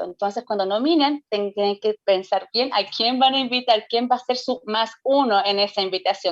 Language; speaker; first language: Spanish; native; Spanish